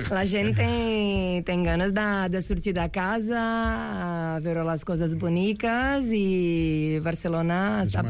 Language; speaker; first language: Catalan; non-native, local second language; Spanish